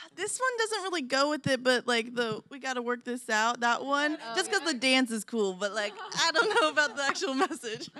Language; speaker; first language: English; native; English